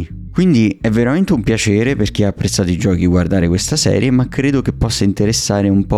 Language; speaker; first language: Italian; native; Italian